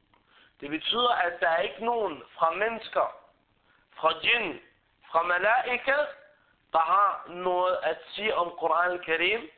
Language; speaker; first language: Danish; early bilingual, other home language; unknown